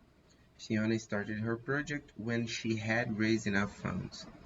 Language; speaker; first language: English; non-native, fluent; Portuguese